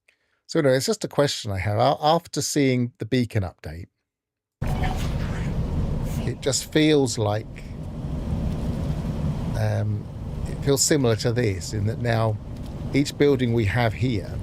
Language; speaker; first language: English; native; English